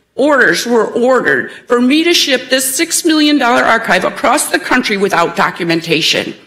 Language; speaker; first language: English; native; English